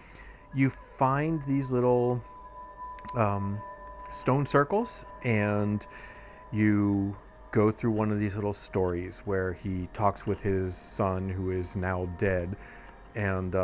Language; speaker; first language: English; native; English